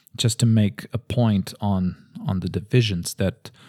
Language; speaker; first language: English; non-native, fluent; Portuguese